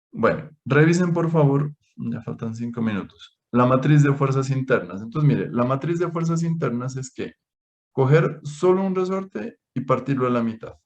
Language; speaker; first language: Spanish; native; Spanish